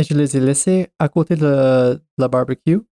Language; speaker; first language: French; non-native, fluent; English